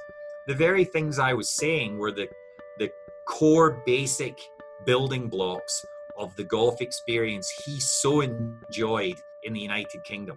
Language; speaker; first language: English; native; English